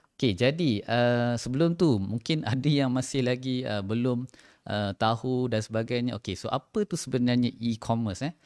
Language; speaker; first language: Malay; native; Malay